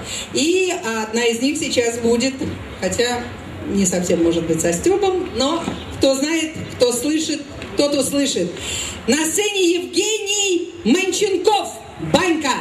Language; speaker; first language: Russian; native; Russian